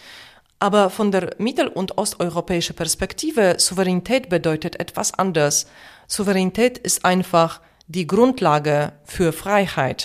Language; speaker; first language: German; non-native, fluent; Polish